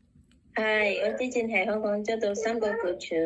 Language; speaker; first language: Cantonese; non-native, learner; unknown